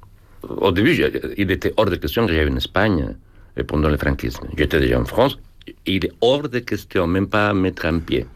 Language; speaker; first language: French; non-native, fluent; Spanish